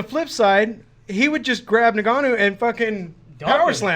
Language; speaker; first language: English; native; English